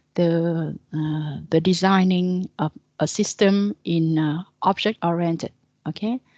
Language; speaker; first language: English; non-native, fluent; Vietnamese